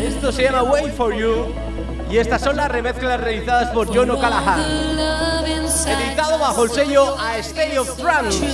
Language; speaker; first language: Spanish; native; Spanish